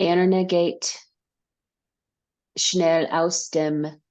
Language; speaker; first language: German; non-native, learner; English